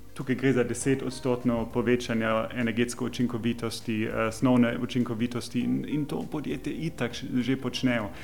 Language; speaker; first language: Slovenian; non-native, fluent; German